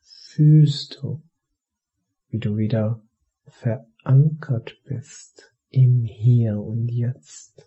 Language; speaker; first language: German; native; German